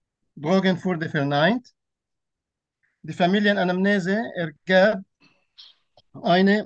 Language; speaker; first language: German; non-native, fluent; Turkish